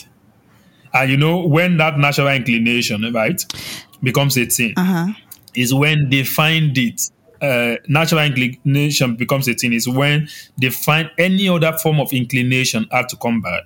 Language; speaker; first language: English; non-native, local second language; Yoruba